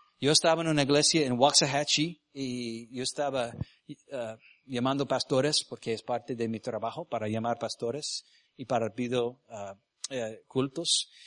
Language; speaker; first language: Spanish; early bilingual, heritage; Spanish